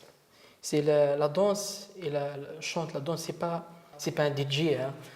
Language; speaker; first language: French; non-native, learner; Arabic